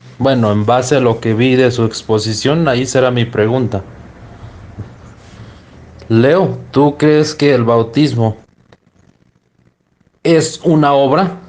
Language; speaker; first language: Spanish; native; Spanish